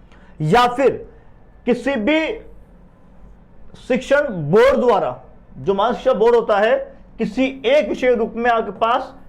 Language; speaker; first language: Hindi; native; Hindi